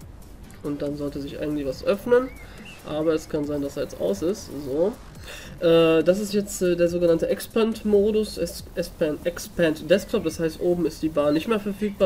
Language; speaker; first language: German; native; German